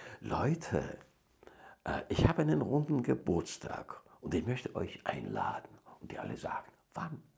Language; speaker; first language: German; non-native, fluent; Georgian